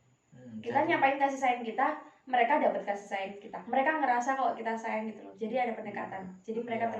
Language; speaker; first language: Indonesian; native; Indonesian